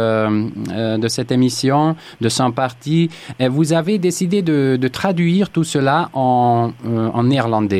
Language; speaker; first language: French; non-native, fluent; Hungarian